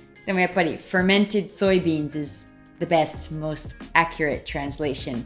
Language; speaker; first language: English; native; English